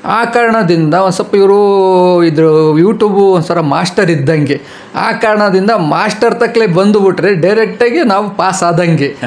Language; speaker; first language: Kannada; native; Kannada